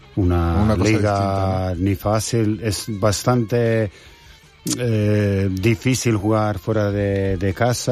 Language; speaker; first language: Spanish; non-native, fluent; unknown